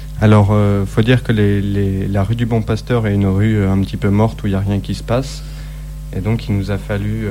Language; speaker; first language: French; native; French